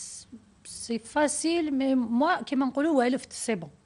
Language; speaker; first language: French; non-native, learner; Arabic